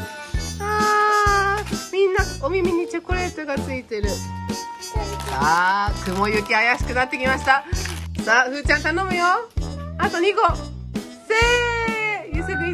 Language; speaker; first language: Japanese; native; Japanese